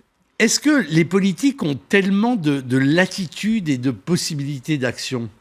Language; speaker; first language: French; native; French